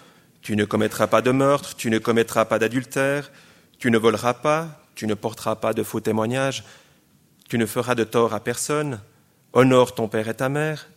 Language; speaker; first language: French; native; French